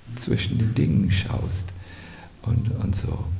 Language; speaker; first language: German; native; German